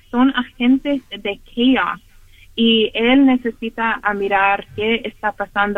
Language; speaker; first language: Spanish; early bilingual, heritage; Spanish